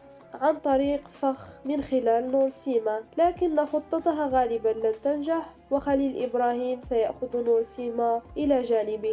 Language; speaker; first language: Arabic; native; Arabic